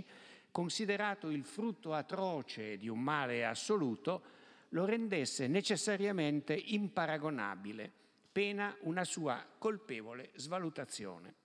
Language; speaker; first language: Italian; native; Italian